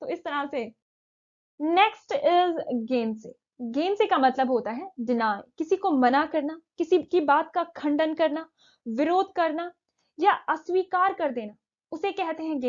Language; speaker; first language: Hindi; native; Hindi